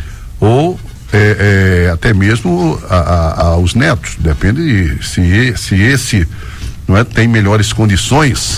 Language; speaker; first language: Portuguese; native; Portuguese